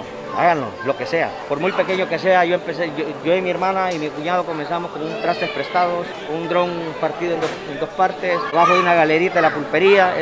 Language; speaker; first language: Spanish; native; Spanish